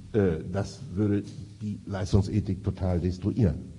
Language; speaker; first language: German; native; German